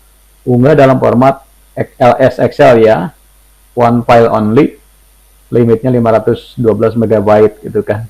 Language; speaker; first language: Indonesian; native; Indonesian